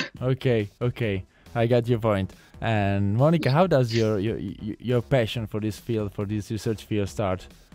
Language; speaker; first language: English; non-native, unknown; Italian